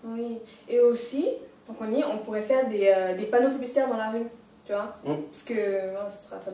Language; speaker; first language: French; native; French